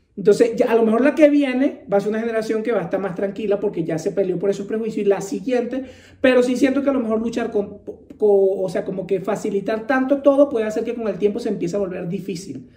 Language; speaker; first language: Spanish; native; Spanish